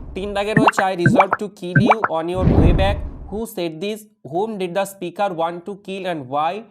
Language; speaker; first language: English; non-native, local second language; Bangla